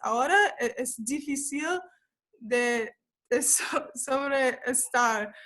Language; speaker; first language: Spanish; non-native, learner; English